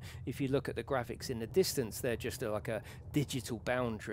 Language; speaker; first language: English; native; English